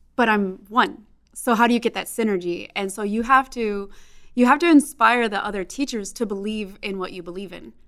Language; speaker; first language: English; native; English